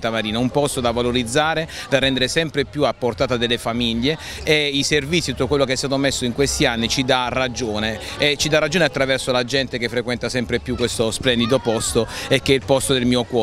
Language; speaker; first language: Italian; native; Italian